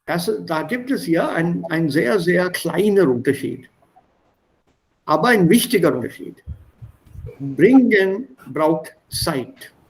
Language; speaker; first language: German; non-native, fluent; Hindi